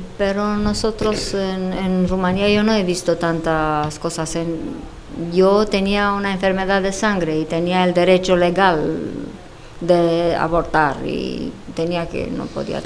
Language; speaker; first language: Spanish; non-native, fluent; Romanian